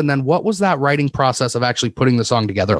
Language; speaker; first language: English; native; English